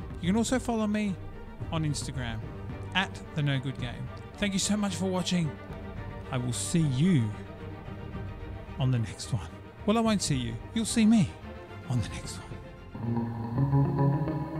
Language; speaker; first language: English; native; English